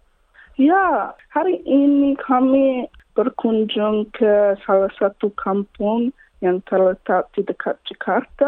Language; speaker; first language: Indonesian; non-native, learner; English